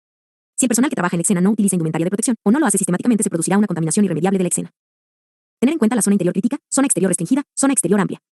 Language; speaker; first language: Spanish; native; Spanish